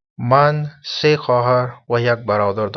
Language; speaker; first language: Persian; non-native, fluent; Urdu